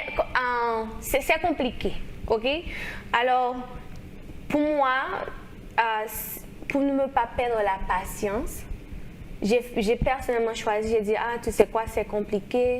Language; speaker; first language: French; non-native, local second language; Haitian Creole